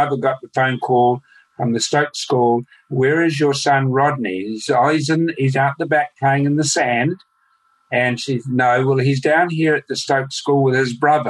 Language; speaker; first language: English; native; English